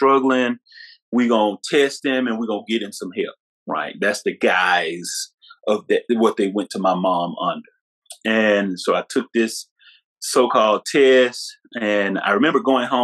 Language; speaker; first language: English; native; English